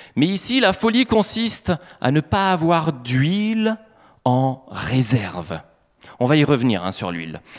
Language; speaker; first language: French; native; French